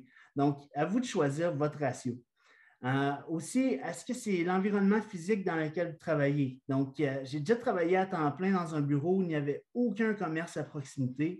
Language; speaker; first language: French; native; French